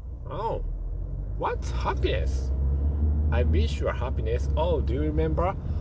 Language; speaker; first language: English; non-native, learner; Japanese